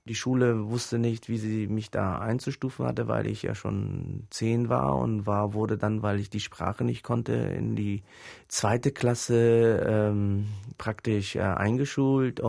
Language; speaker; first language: German; early bilingual, other home language; Pashto